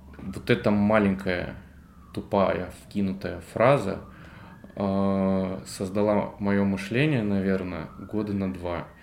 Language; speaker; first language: Russian; native; Russian